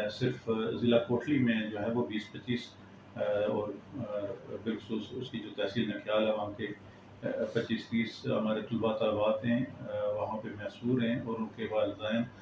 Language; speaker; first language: Urdu; non-native, local second language; Pahari-Potwari